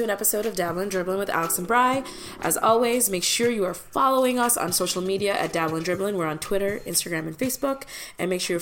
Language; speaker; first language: English; early bilingual, other home language; Malayalam